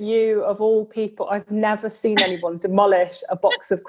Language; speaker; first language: English; native; English